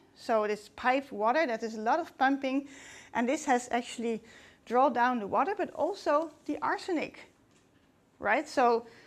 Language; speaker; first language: English; non-native, fluent; Dutch